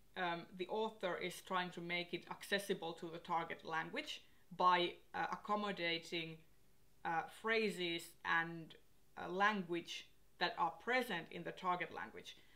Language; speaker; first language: English; non-native, fluent; Finnish